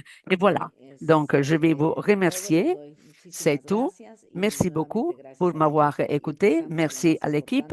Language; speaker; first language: French; non-native, fluent; Spanish